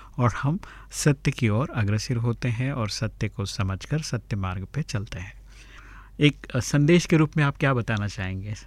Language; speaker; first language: Hindi; native; Hindi